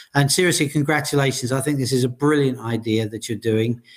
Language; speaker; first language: English; native; English